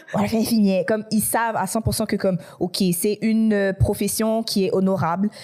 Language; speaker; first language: French; native; French